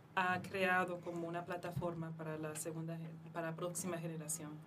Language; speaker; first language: Spanish; early bilingual, heritage; Spanish